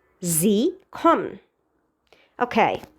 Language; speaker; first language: German; non-native, fluent; Persian